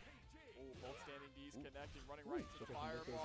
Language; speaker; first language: English; native; English